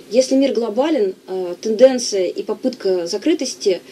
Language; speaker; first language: Russian; native; Russian